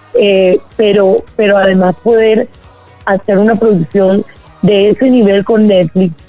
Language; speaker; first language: Spanish; native; Spanish